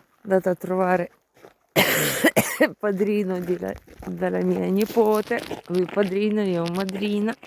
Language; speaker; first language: Italian; non-native, learner; Ukrainian